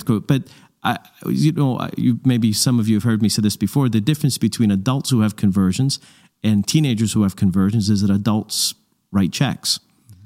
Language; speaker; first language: English; native; English